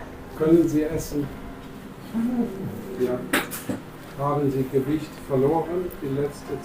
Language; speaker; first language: German; non-native, fluent; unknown